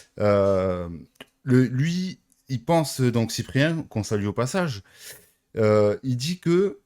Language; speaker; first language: French; native; French